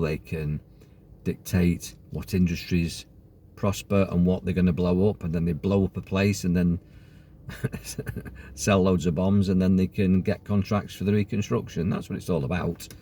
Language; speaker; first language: English; native; English